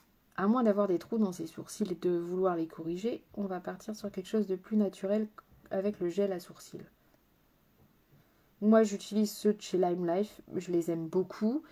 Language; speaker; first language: French; native; French